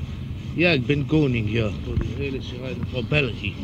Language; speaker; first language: Dutch; non-native, local second language; Romany